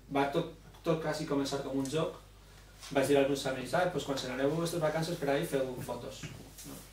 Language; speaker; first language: Spanish; non-native, local second language; Catalan